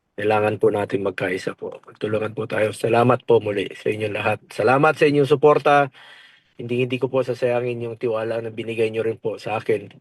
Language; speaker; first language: Filipino; non-native, local second language; Cebuano